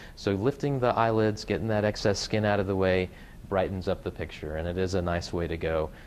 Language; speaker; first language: English; native; English